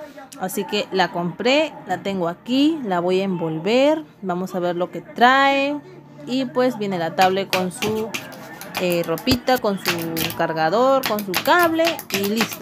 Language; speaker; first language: Spanish; native; Spanish